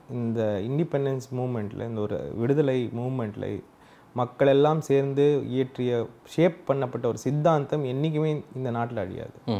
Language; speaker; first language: Tamil; native; Tamil